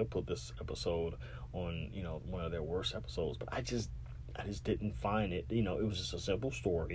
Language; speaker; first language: English; native; English